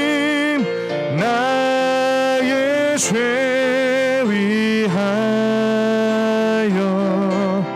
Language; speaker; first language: Korean; native; Korean